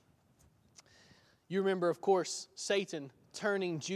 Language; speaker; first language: English; native; English